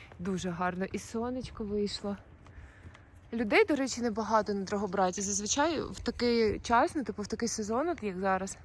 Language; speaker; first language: Ukrainian; native; Ukrainian